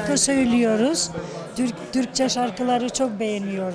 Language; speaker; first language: Turkish; non-native, local second language; Albanian